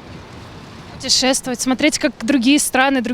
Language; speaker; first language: Russian; native; Russian